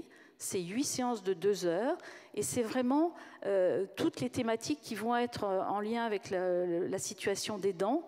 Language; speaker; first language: French; native; French